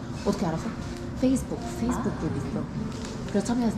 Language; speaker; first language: Korean; non-native, fluent; English